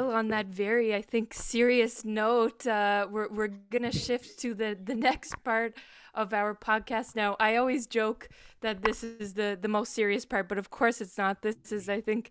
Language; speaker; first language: English; native; English